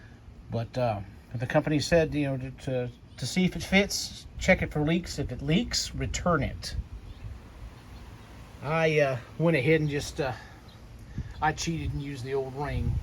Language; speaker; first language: English; native; English